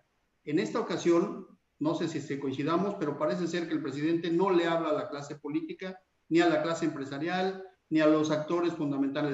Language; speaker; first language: Spanish; native; Spanish